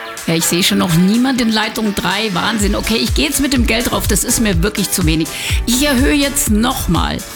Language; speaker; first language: German; native; German